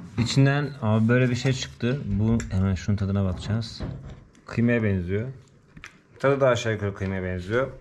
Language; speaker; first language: Turkish; native; Turkish